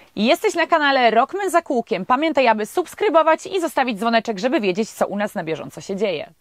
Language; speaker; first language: Polish; native; Polish